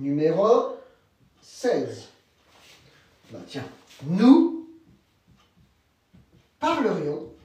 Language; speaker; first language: French; native; French